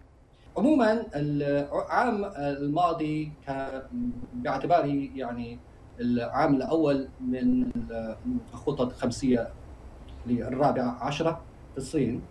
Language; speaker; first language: Arabic; non-native, fluent; Chinese